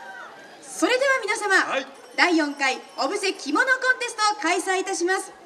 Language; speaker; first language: Japanese; native; Japanese